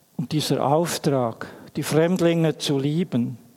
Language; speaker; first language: German; native; German